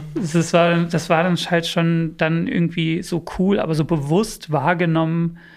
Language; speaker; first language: German; early bilingual, other home language; English